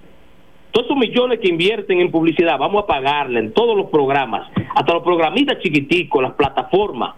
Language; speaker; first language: Spanish; native; Spanish